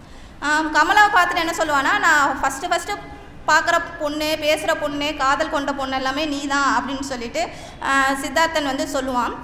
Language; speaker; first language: Tamil; native; Tamil